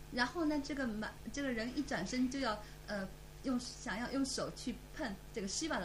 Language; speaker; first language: Chinese; native; Chinese